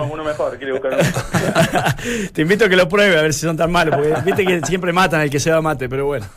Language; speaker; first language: Spanish; native; Spanish